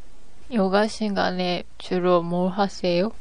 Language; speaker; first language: Korean; non-native, learner; Japanese